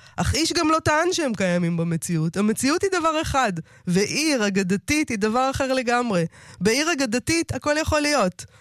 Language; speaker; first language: Hebrew; native; Hebrew